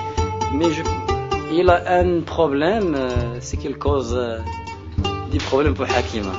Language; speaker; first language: French; non-native, local second language; Arabic